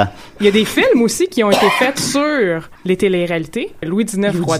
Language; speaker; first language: French; native; French